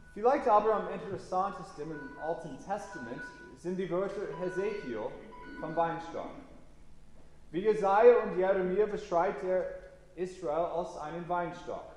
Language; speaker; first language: German; non-native, fluent; English